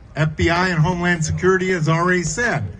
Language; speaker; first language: English; native; English